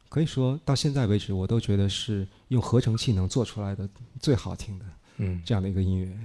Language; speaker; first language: Chinese; native; Chinese